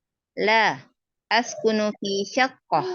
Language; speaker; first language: Arabic; non-native, learner; Indonesian